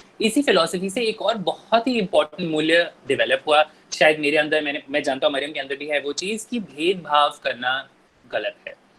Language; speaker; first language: Hindi; native; Hindi